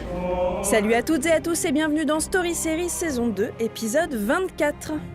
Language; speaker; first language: French; native; French